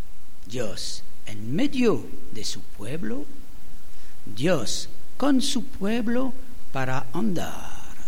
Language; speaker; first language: Spanish; non-native, fluent; French